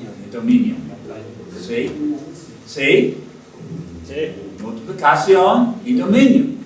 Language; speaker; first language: Spanish; non-native, learner; English